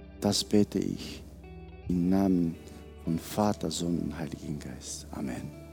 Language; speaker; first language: German; non-native, fluent; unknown